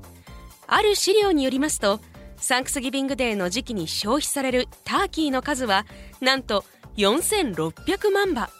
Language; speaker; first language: Japanese; native; Japanese